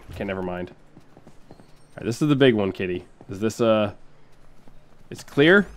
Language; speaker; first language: English; native; English